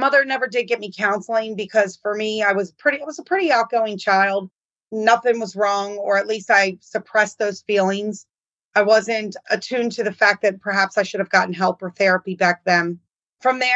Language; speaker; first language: English; native; English